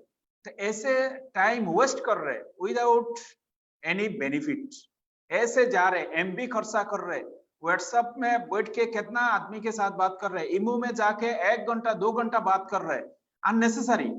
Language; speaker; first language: Hindi; non-native, fluent; Bangla